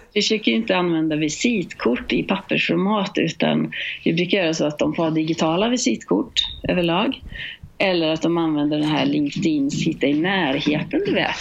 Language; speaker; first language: Swedish; native; Swedish